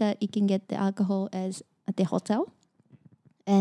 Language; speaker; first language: English; non-native, learner; Japanese